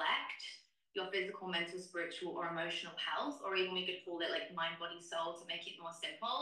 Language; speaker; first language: English; native; English